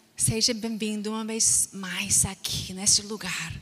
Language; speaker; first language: Portuguese; non-native, fluent; English